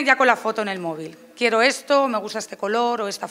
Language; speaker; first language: Spanish; native; Spanish